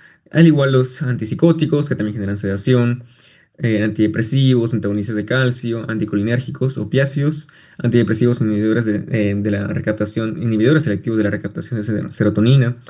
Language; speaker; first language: Spanish; native; Spanish